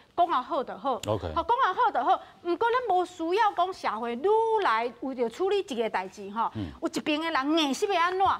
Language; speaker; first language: Min Nan Chinese; native; Min Nan Chinese